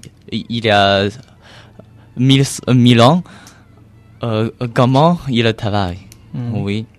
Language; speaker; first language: French; non-native, learner; Chinese